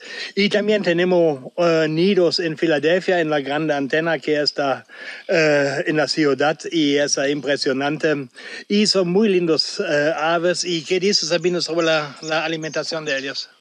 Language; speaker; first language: Spanish; non-native, local second language; German